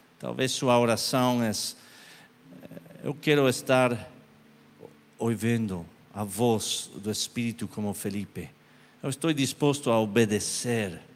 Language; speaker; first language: Portuguese; non-native, learner; Spanish